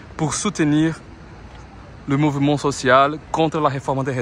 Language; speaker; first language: French; non-native, fluent; Portuguese